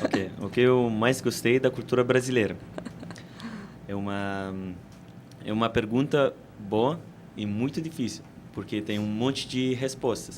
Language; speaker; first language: Portuguese; non-native, fluent; Italian